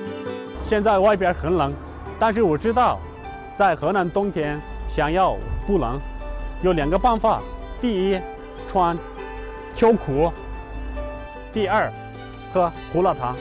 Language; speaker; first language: Chinese; non-native, fluent; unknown